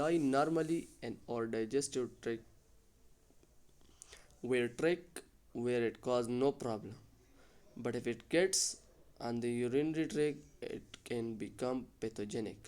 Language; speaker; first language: English; non-native, local second language; Urdu